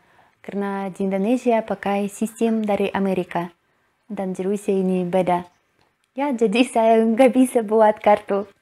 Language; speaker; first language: Indonesian; non-native, learner; Russian